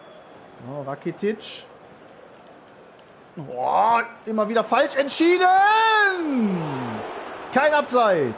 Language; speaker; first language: German; native; German